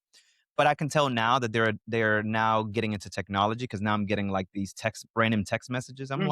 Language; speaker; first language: English; native; English